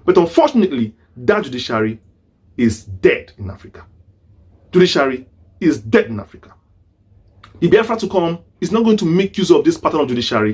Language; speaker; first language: English; non-native, local second language; Igbo